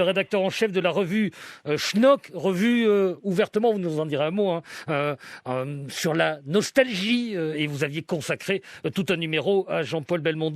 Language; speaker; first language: French; native; French